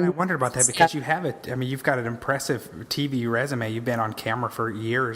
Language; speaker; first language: English; native; English